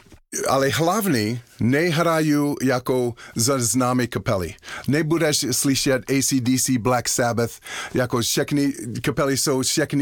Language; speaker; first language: Czech; non-native, learner; English